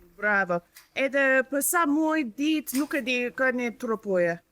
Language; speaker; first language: Albanian; non-native, learner; English